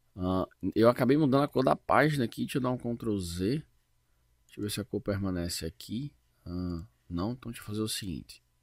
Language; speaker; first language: Portuguese; native; Portuguese